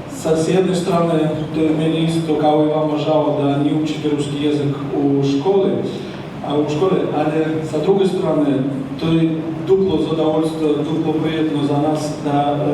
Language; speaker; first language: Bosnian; non-native, fluent; Russian